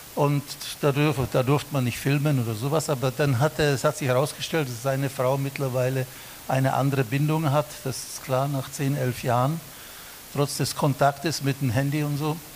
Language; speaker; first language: German; native; German